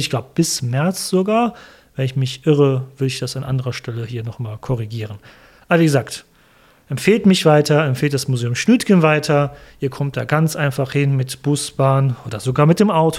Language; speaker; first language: German; native; German